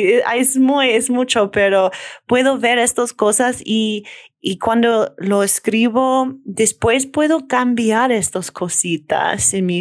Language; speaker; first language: Spanish; non-native, learner; English